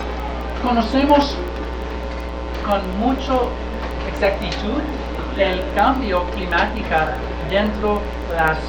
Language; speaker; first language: Spanish; non-native, learner; English